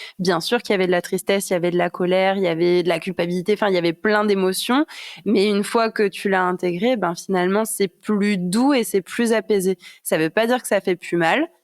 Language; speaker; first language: French; native; French